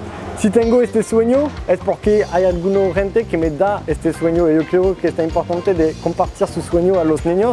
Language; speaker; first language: Spanish; non-native, learner; French